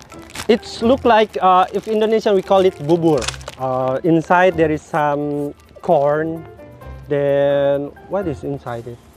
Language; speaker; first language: English; non-native, fluent; Indonesian